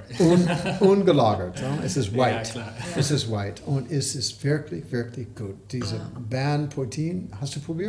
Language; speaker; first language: German; non-native, learner; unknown